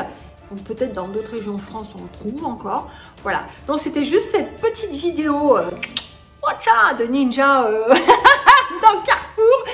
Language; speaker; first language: French; native; French